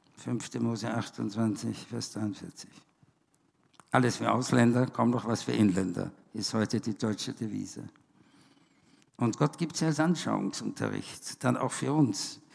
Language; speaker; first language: German; native; German